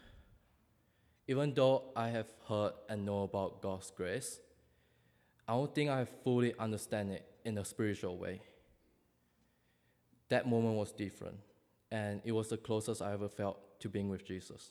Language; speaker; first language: English; non-native, local second language; Chinese